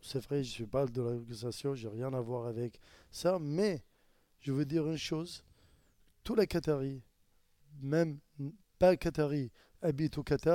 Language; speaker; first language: French; non-native, learner; Arabic